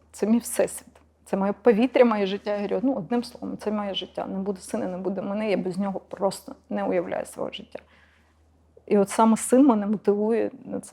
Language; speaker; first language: Ukrainian; non-native, local second language; Russian